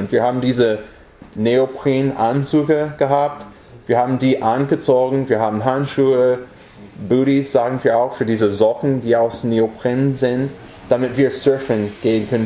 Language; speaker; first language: German; non-native, fluent; English